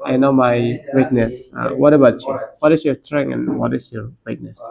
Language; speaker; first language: English; non-native, learner; Indonesian